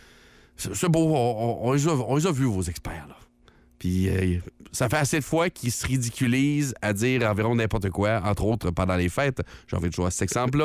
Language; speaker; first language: French; native; French